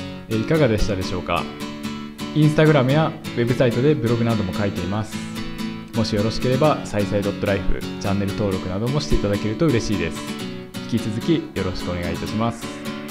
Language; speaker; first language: Japanese; native; Japanese